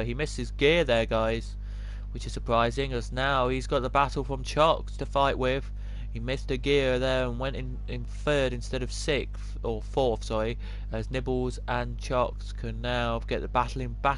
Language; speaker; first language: English; native; English